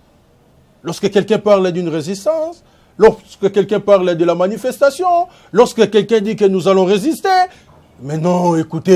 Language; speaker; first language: French; non-native, local second language; Lingala